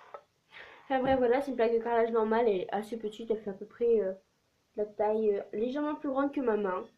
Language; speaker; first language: French; native; French